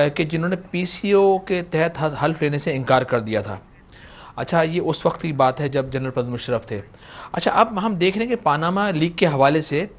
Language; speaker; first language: Urdu; native; Urdu